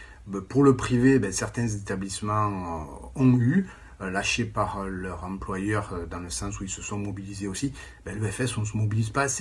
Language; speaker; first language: French; native; French